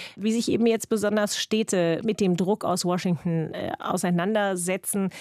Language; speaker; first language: German; non-native, fluent; English